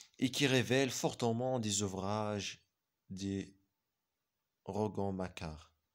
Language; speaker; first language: French; non-native, local second language; Arabic